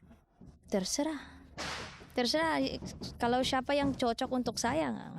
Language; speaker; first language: Indonesian; non-native, learner; Filipino